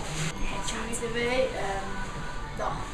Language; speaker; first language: Dutch; non-native, learner; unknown